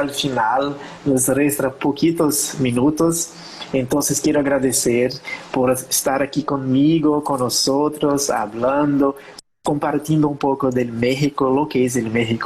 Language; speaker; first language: Spanish; non-native, learner; Portuguese